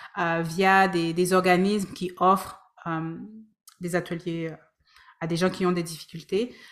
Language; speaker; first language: French; native; French